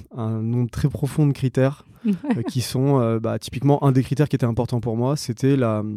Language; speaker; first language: French; native; French